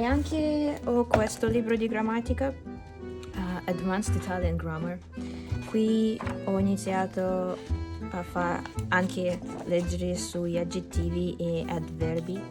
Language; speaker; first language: Italian; non-native, learner; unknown